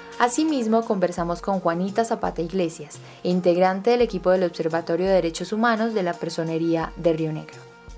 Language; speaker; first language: Spanish; native; Spanish